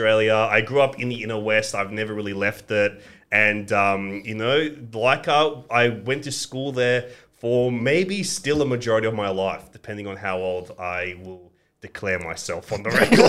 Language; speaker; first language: English; early bilingual, other home language; Greek